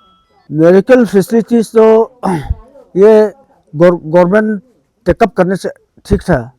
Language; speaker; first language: Hindi; non-native, local second language; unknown